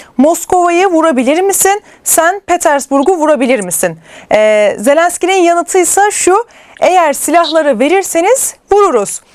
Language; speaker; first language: Turkish; native; Turkish